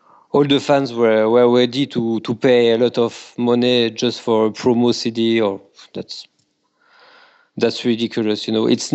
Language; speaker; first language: English; non-native, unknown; French